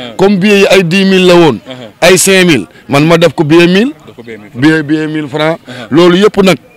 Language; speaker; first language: Wolof; native; Wolof